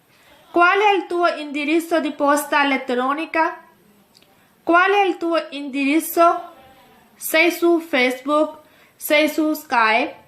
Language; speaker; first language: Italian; non-native, fluent; Urdu